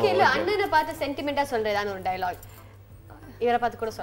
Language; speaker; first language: Tamil; native; Tamil